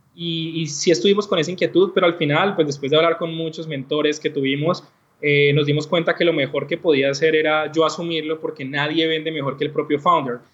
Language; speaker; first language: Spanish; native; Spanish